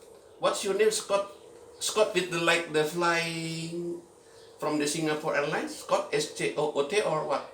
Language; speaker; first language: English; non-native, learner; Indonesian